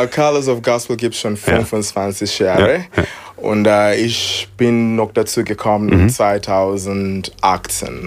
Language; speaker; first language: German; non-native, fluent; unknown